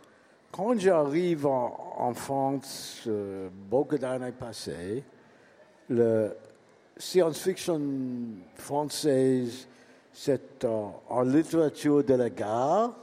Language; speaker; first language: French; non-native, learner; English